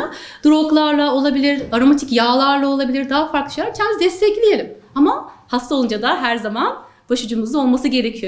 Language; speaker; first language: Turkish; native; Turkish